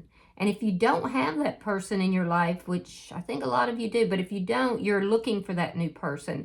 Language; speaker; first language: English; native; English